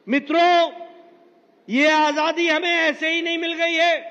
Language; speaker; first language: Hindi; native; Hindi